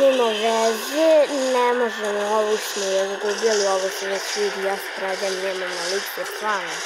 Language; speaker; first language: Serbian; early bilingual, heritage; Serbian